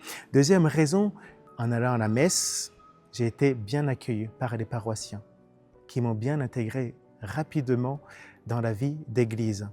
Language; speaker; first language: French; non-native, local second language; Kinyarwanda